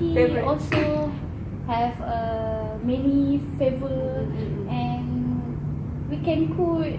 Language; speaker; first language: English; non-native, learner; Malay